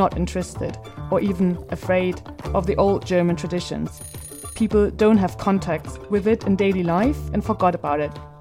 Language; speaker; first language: English; non-native, fluent; German